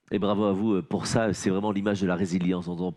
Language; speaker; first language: French; native; French